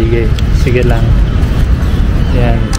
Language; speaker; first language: Filipino; non-native, learner; Hindi